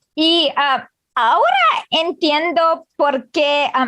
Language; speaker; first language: Spanish; non-native, learner; English